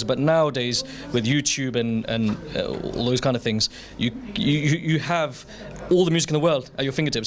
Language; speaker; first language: English; early bilingual, other home language; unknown